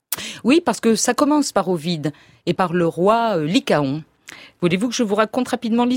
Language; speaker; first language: French; native; French